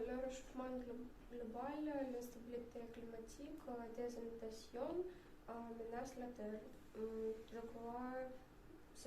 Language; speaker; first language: French; non-native, learner; Russian